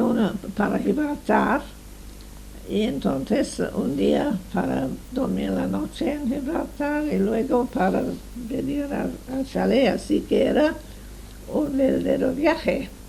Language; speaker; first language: Spanish; non-native, fluent; English